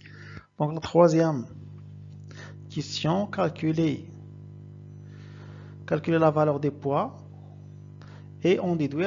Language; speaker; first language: French; non-native, local second language; Arabic